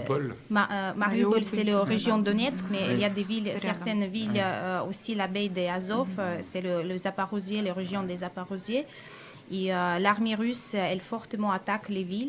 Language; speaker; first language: French; non-native, fluent; Russian